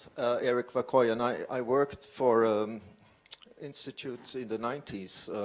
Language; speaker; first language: English; non-native, fluent; French